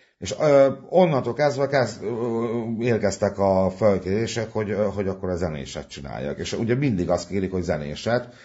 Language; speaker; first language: Hungarian; native; Hungarian